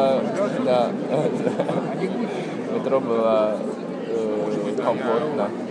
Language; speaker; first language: Russian; non-native, learner; Japanese